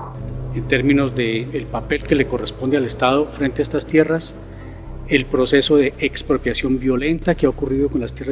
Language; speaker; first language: Spanish; native; Spanish